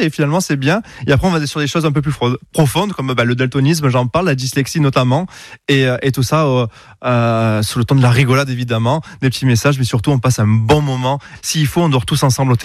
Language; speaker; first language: French; native; French